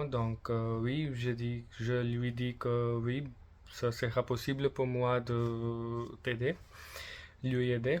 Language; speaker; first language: French; non-native, learner; English